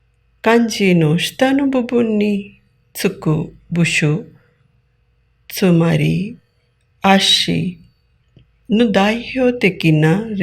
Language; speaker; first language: Japanese; non-native, fluent; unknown